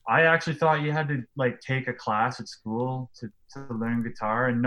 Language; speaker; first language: English; native; English